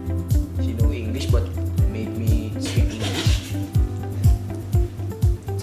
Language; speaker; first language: English; non-native, learner; Filipino